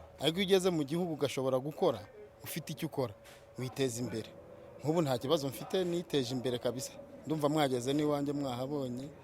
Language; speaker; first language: Kinyarwanda; native; Kinyarwanda